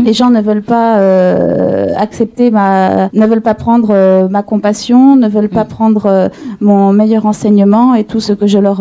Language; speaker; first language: French; native; French